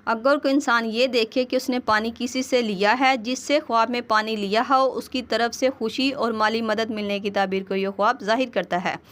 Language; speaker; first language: Urdu; native; Urdu